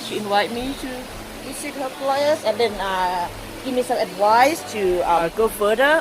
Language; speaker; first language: English; non-native, fluent; Thai